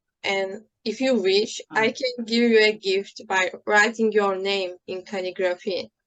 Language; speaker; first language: English; non-native, fluent; Turkish